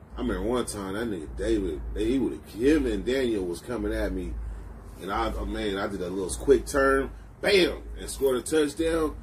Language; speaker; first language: English; native; English